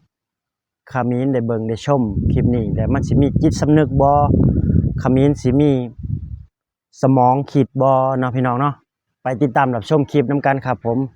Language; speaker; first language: Thai; non-native, local second language; Lao